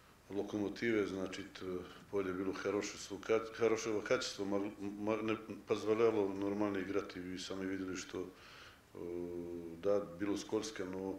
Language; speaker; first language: Russian; non-native, fluent; Serbian